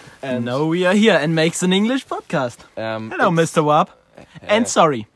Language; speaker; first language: English; non-native, learner; German